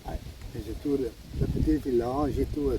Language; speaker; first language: French; non-native, local second language; Dutch